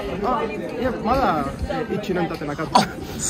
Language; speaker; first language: Japanese; non-native, fluent; Spanish